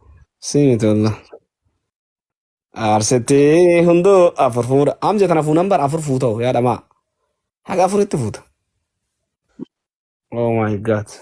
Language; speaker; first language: Arabic; non-native, learner; Oromo